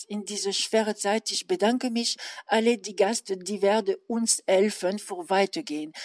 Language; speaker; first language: German; non-native, learner; French